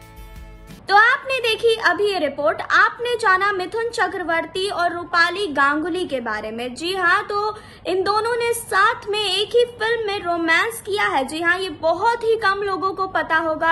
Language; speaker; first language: Hindi; native; Hindi